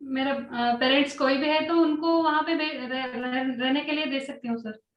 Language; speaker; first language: Hindi; non-native, local second language; Kannada